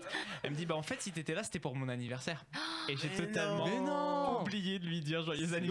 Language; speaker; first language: French; native; French